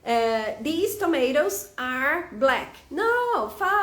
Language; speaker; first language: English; non-native, fluent; Portuguese